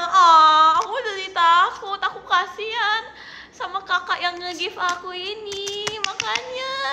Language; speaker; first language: Indonesian; native; Indonesian